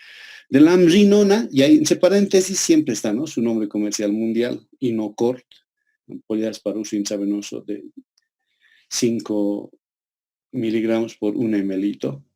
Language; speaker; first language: Spanish; native; Spanish